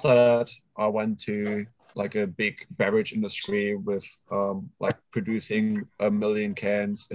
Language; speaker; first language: English; non-native, fluent; German